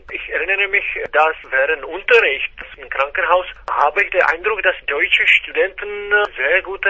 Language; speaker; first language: German; non-native, fluent; Czech